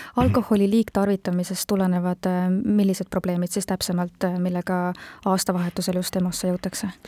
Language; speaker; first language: Estonian; native; Estonian